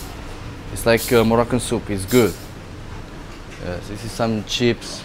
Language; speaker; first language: English; non-native, learner; Arabic